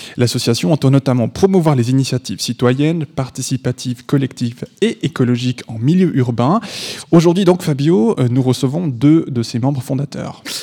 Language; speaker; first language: French; native; French